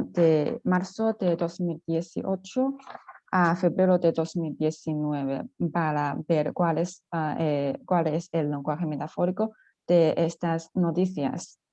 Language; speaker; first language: Spanish; non-native, fluent; Chinese